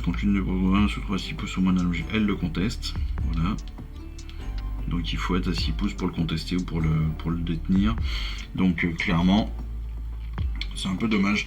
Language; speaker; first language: French; native; French